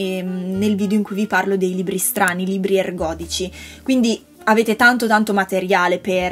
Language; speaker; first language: Italian; native; Italian